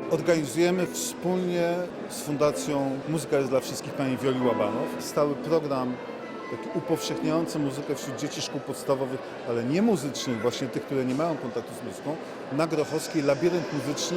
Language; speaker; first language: Polish; native; Polish